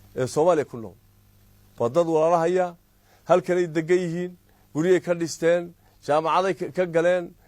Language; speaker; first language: Somali; native; Somali